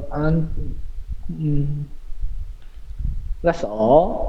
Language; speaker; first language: English; non-native, learner; Chinese